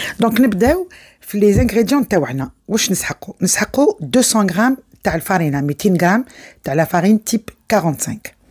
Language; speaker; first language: French; non-native, local second language; Arabic